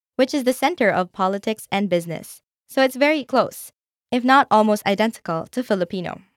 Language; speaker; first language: English; non-native, local second language; Filipino